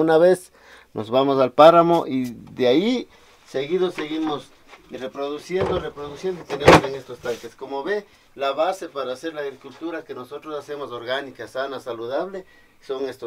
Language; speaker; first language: Spanish; native; Spanish